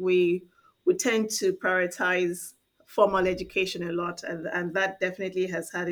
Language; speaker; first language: English; non-native, local second language; Igbo